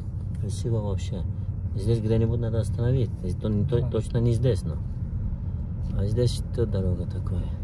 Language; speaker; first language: Russian; non-native, learner; Turkish